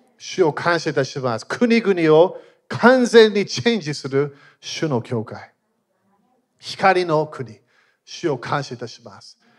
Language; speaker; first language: Japanese; non-native, fluent; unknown